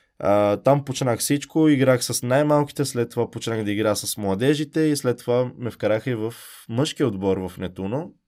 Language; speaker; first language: Bulgarian; early bilingual, heritage; Bulgarian